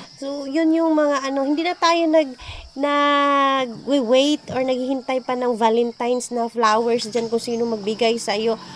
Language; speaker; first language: Filipino; non-native, local second language; Cebuano